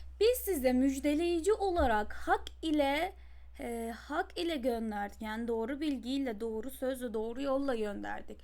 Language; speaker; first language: Turkish; native; Turkish